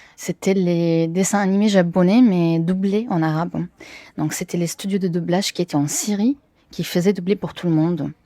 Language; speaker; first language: French; non-native, fluent; Arabic